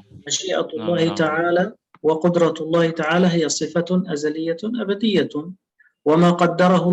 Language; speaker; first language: Arabic; native; Arabic